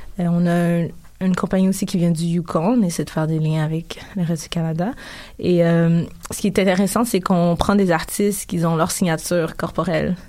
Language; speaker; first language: French; early bilingual, other home language; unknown